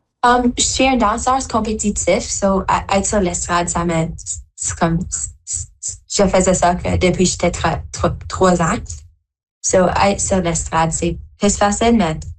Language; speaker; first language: French; non-native, local second language; English